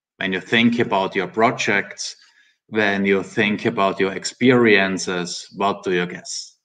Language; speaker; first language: English; non-native, fluent; German